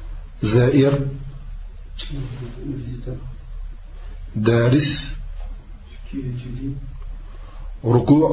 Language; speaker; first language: Arabic; non-native, fluent; French